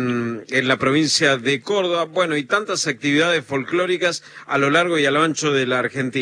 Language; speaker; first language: Spanish; native; Spanish